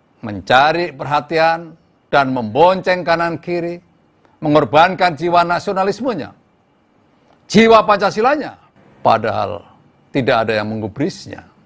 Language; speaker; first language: Indonesian; native; Indonesian